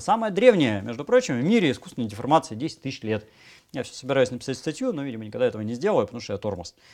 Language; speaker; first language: Russian; native; Russian